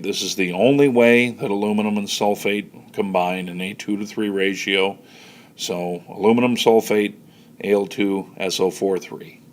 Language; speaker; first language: English; native; English